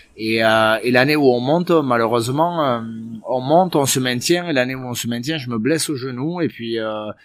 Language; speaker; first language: French; native; French